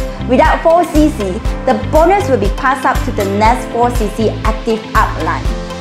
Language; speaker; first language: English; non-native, local second language; Chinese